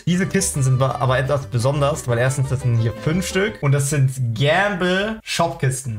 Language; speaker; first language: German; native; German